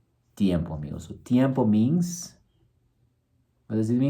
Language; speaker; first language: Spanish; early bilingual, heritage; Spanish